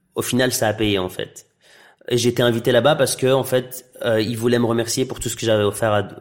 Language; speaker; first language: French; non-native, local second language; Arabic